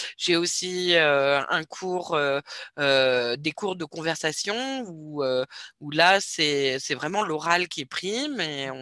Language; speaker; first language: French; native; French